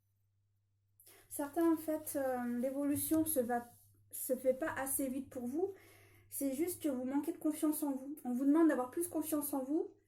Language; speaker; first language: French; native; French